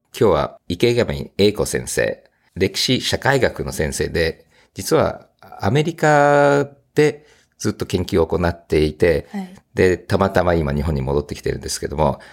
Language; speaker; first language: Japanese; native; Japanese